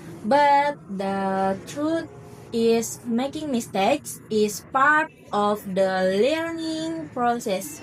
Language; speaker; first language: English; non-native, learner; Indonesian